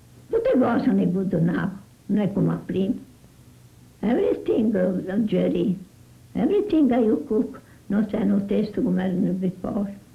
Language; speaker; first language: English; non-native, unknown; Italian